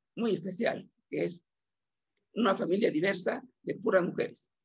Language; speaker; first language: Spanish; native; Spanish